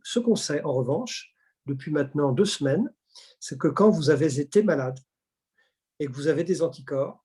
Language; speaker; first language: French; native; French